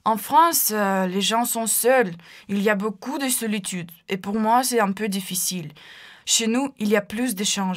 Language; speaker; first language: French; non-native, fluent; Ukrainian